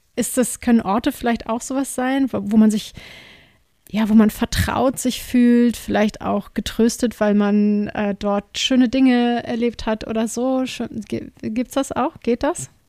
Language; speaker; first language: German; native; German